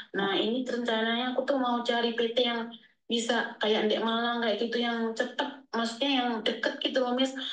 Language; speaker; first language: Indonesian; native; Indonesian